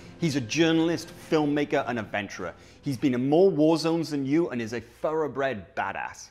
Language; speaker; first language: English; native; English